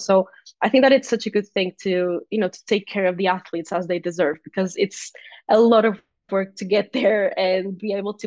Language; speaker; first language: English; non-native, fluent; Portuguese